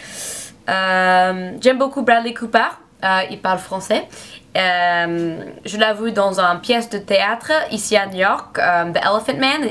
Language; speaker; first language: French; non-native, learner; English